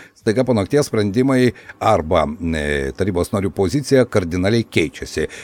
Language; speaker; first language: Lithuanian; native; Lithuanian